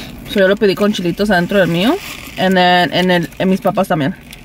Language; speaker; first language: Spanish; early bilingual, heritage; Spanish